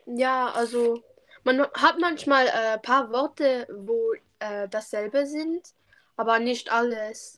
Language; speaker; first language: German; non-native, local second language; Luxembourgish